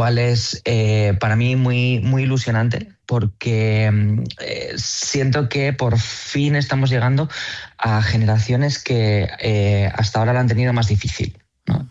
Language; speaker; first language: Spanish; native; Spanish